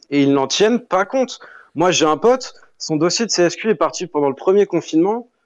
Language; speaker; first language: French; native; French